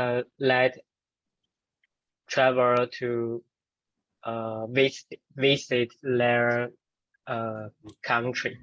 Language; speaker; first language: English; non-native, learner; Chinese